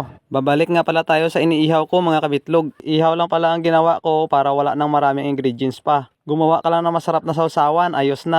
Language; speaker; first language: Filipino; non-native, local second language; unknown